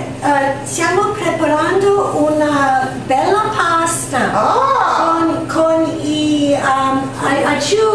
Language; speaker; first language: Italian; non-native, learner; English